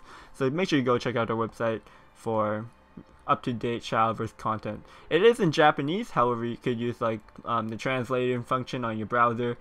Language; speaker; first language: English; native; English